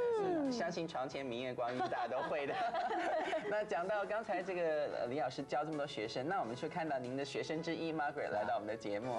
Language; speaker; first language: Chinese; native; Chinese